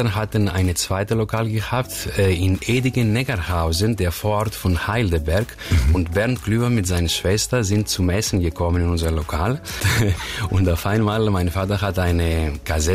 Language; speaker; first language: German; non-native, fluent; Greek